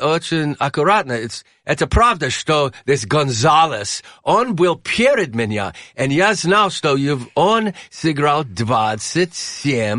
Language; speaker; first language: Russian; non-native, learner; English